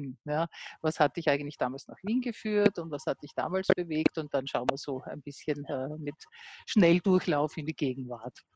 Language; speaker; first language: German; native; German